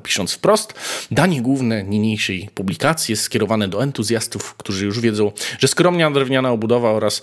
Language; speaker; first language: Polish; native; Polish